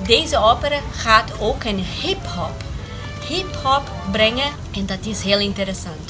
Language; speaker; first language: Dutch; non-native, fluent; Portuguese